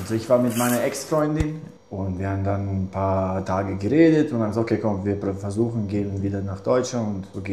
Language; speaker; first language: German; non-native, fluent; Italian